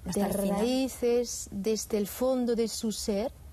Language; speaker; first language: Spanish; non-native, fluent; Swiss German